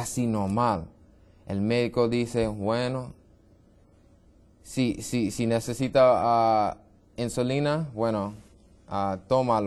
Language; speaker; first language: Spanish; non-native, learner; English